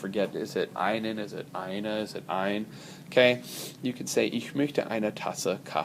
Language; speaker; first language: German; non-native, fluent; English